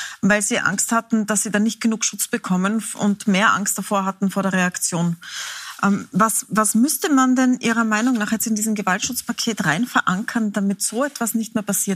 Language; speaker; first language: German; native; German